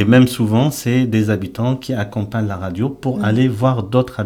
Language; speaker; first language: French; native; French